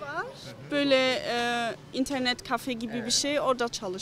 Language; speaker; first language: Turkish; early bilingual, other home language; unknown